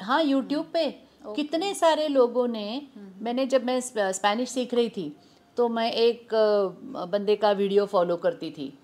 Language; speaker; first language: Hindi; non-native, local second language; Marathi